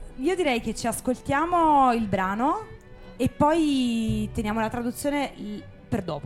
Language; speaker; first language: Italian; native; Italian